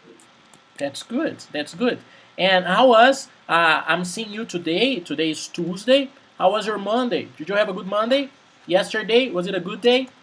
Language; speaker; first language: English; non-native, fluent; Portuguese